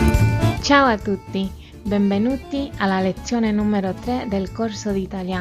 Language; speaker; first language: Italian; non-native, fluent; Spanish